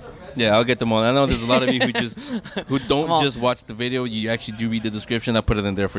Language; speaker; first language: English; native; English